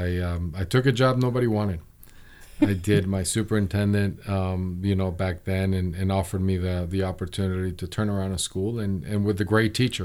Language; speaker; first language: English; early bilingual, other home language; Spanish